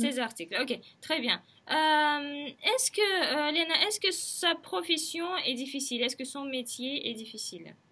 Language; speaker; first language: French; non-native, fluent; Russian